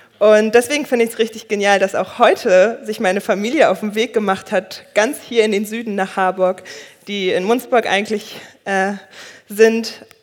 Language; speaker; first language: German; early bilingual, other home language; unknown